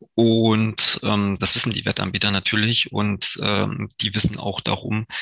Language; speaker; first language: German; native; German